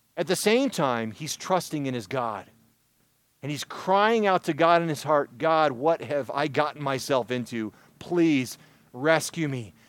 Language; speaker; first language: English; native; English